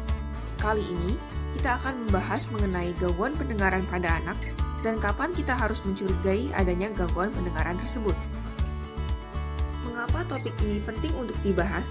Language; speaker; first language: Indonesian; native; Indonesian